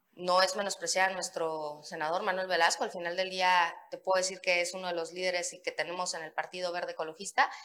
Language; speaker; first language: Spanish; native; Spanish